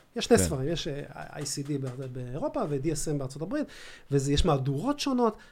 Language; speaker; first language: Hebrew; native; Hebrew